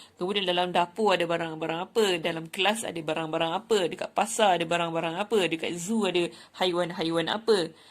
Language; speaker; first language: Malay; native; Malay